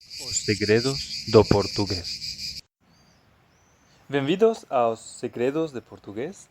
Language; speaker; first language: Portuguese; non-native, fluent; Spanish